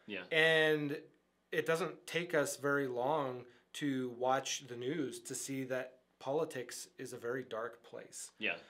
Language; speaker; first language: English; native; English